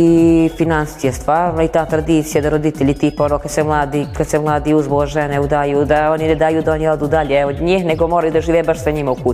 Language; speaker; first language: Bosnian; native; Bosnian